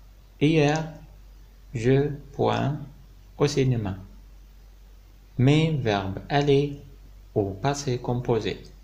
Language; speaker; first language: French; non-native, fluent; Arabic